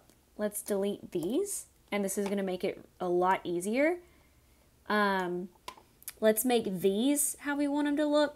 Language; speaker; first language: English; native; English